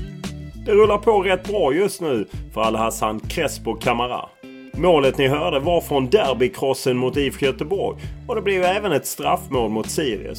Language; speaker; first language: Swedish; native; Swedish